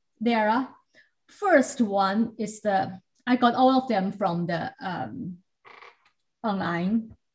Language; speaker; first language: English; non-native, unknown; Chinese